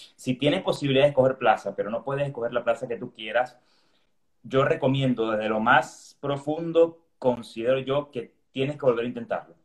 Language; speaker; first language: Spanish; native; Spanish